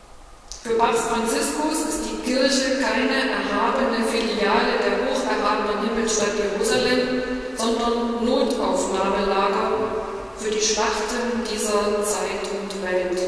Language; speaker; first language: German; native; German